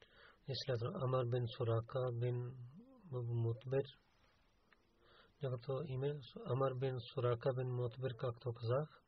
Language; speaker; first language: Bulgarian; non-native, learner; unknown